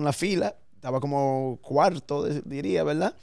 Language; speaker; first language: Spanish; early bilingual, heritage; Spanish